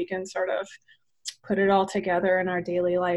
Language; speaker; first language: English; native; English